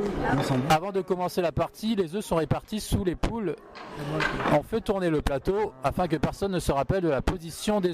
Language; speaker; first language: French; native; French